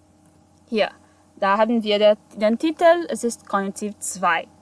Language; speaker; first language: German; non-native, fluent; Portuguese